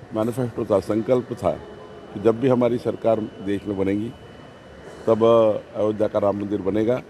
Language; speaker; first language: Hindi; non-native, local second language; Marathi